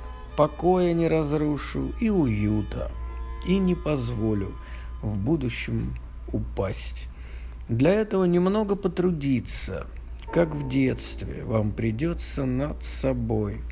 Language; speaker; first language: Russian; native; Russian